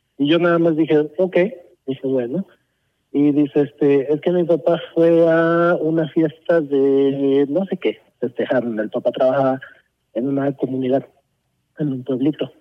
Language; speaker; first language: Spanish; early bilingual, heritage; Spanish